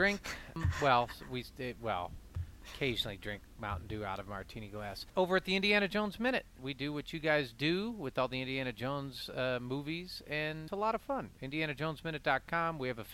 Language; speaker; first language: English; native; English